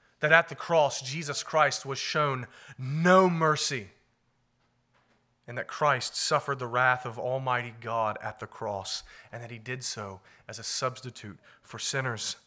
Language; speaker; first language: English; native; English